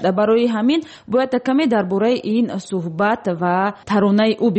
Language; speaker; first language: Tajik; native; Tajik